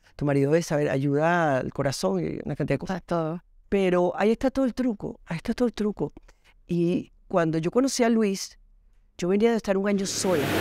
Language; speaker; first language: Spanish; native; Spanish